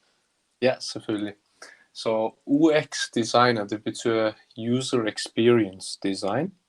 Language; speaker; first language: Danish; non-native, learner; Turkish